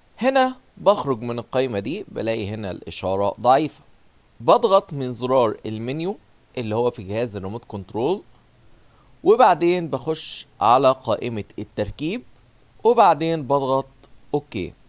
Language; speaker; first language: Arabic; native; Arabic